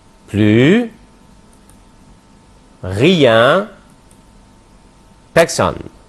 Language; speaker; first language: French; non-native, fluent; Arabic